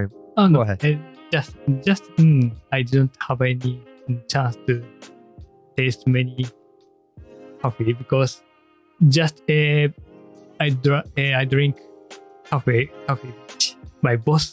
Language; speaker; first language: English; non-native, learner; Japanese